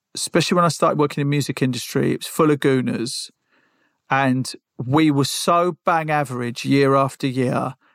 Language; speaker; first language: English; native; English